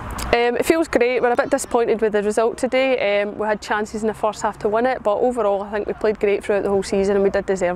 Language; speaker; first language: English; native; English